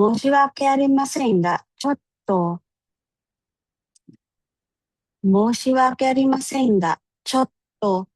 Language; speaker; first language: Japanese; non-native, fluent; Filipino